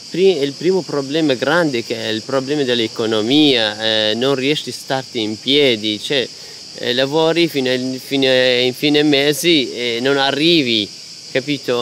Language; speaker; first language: Italian; non-native, fluent; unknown